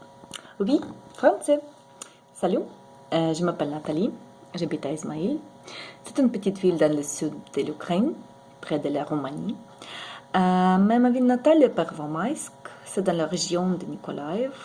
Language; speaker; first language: French; non-native, learner; Ukrainian